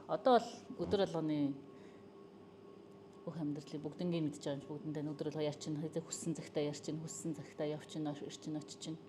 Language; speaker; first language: Mongolian; native; Mongolian